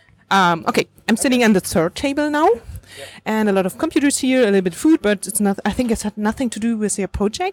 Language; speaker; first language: English; non-native, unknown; German